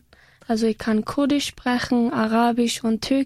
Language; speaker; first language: German; non-native, learner; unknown